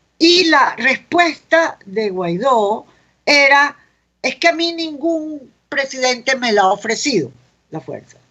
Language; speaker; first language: Spanish; native; Spanish